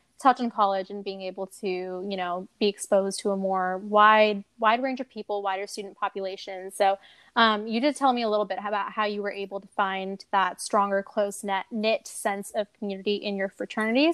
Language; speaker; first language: English; native; English